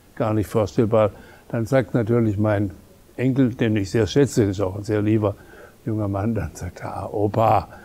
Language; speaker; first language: German; native; German